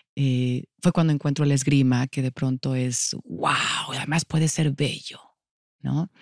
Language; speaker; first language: Spanish; native; Spanish